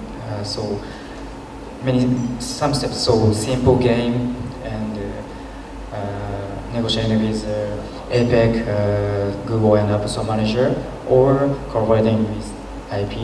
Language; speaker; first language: English; non-native, learner; Japanese